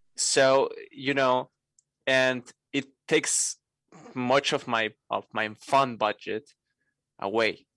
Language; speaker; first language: English; non-native, fluent; Spanish